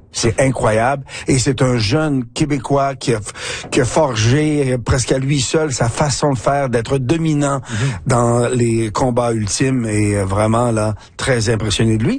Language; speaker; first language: French; native; French